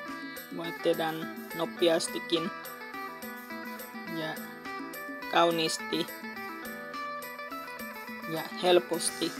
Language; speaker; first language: Finnish; non-native, learner; Northeastern Thai